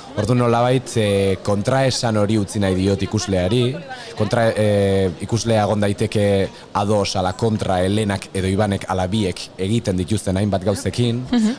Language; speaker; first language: Basque; native; Basque